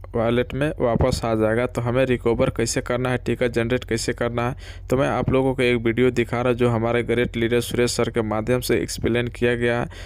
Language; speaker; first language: Hindi; native; Hindi